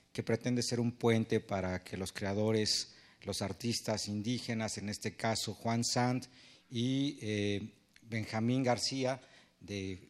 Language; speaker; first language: Spanish; non-native, local second language; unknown